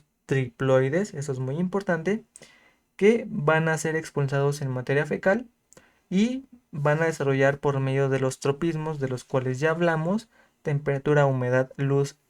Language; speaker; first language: Spanish; native; Spanish